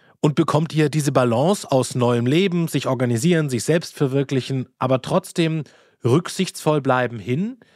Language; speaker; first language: German; native; German